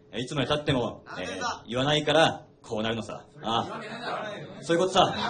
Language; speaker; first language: Japanese; native; Japanese